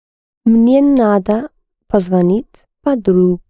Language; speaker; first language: Russian; non-native, learner; English